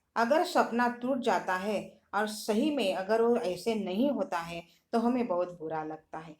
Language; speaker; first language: Hindi; non-native, local second language; Marathi